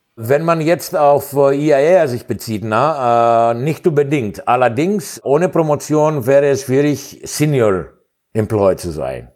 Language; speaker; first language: German; non-native, fluent; Greek